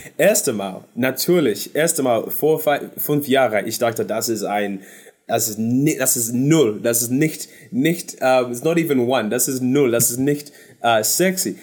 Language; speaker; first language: German; non-native, learner; English